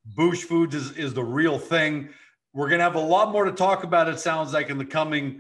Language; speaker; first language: English; native; English